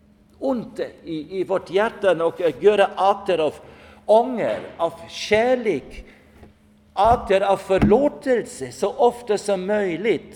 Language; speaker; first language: Swedish; non-native, fluent; German